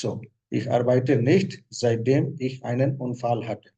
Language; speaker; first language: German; non-native, fluent; Hindi